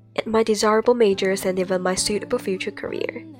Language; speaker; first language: English; non-native, fluent; Chinese